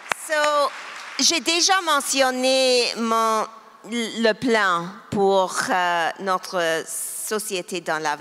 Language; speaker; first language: French; non-native, local second language; English